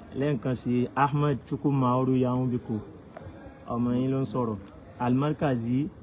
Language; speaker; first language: Yoruba; non-native, local second language; Igbo